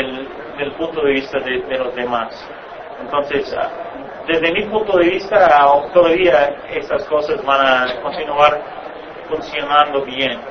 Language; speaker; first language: Spanish; non-native, fluent; English